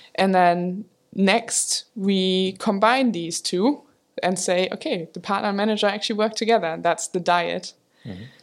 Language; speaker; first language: English; non-native, fluent; German